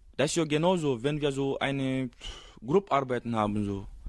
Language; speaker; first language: German; non-native, learner; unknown